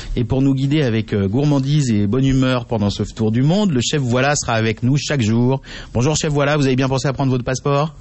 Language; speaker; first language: French; native; French